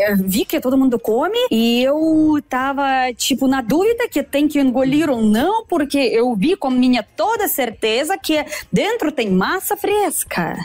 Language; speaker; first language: Portuguese; non-native, fluent; Russian